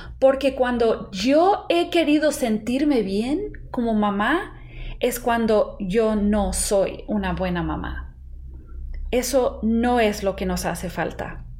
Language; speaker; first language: Spanish; non-native, fluent; English